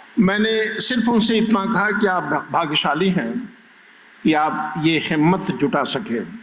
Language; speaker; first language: Hindi; native; Hindi